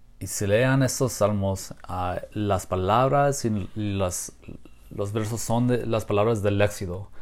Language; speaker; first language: Spanish; non-native, fluent; English